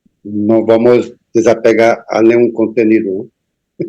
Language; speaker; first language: Spanish; non-native, learner; Portuguese